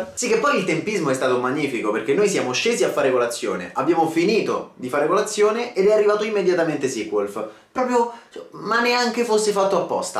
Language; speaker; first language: Italian; native; Italian